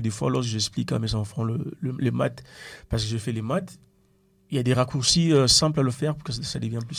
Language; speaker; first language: French; non-native, local second language; Lingala